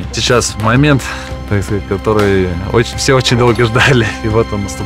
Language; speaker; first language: Russian; native; Russian